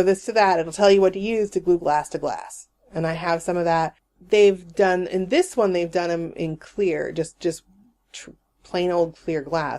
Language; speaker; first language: English; native; English